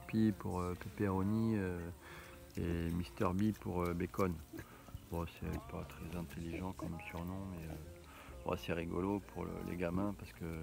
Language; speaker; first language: French; native; French